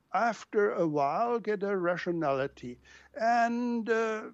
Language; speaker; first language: English; non-native, fluent; German